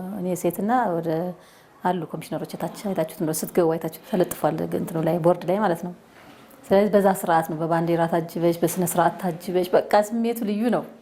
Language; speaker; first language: Amharic; native; Amharic